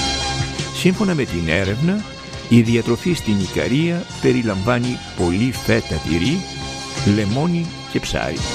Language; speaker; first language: Greek; native; Greek